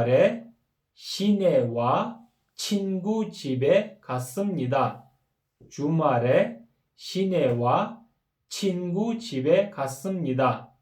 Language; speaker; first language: Korean; non-native, fluent; Kyrgyz